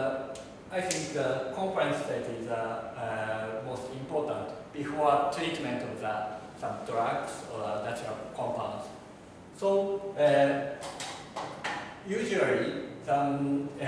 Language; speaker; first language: English; non-native, learner; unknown